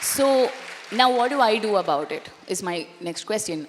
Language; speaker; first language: English; non-native, local second language; Malayalam